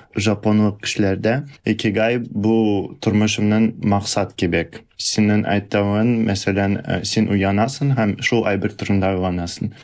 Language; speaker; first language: Tatar; early bilingual, heritage; Russian